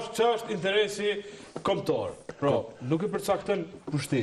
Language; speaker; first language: Albanian; native; Albanian